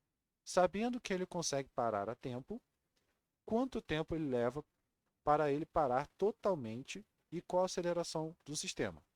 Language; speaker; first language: Portuguese; native; Portuguese